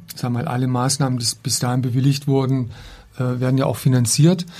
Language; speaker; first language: German; native; German